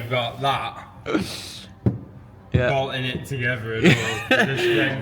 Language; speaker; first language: English; native; English